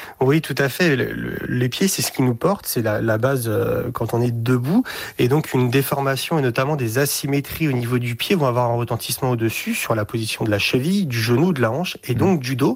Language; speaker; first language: French; native; French